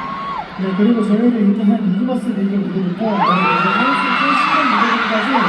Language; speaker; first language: Korean; native; Korean